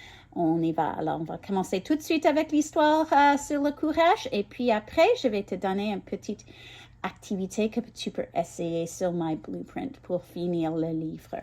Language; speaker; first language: French; non-native, learner; English